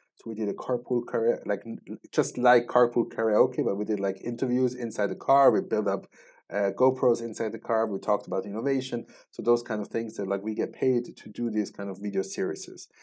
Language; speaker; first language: English; non-native, fluent; Swiss German